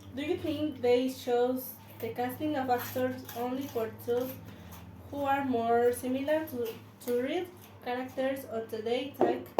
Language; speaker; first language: English; non-native, learner; Spanish